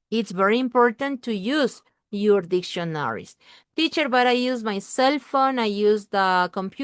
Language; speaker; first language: English; non-native, learner; Spanish